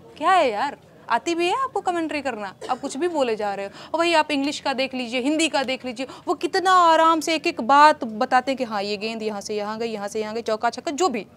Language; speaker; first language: Hindi; non-native, local second language; Bhojpuri